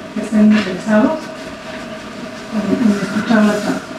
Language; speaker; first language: Spanish; native; Spanish